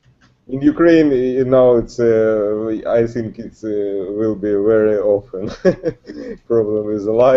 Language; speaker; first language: English; non-native, learner; Russian